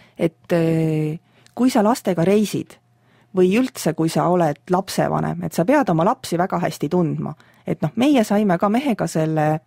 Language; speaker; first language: Estonian; native; Estonian